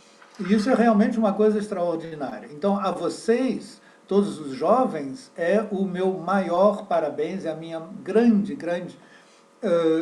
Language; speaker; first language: Portuguese; non-native, fluent; French